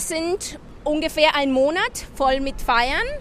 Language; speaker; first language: German; non-native, fluent; Spanish